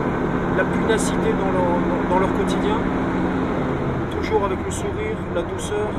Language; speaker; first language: French; native; French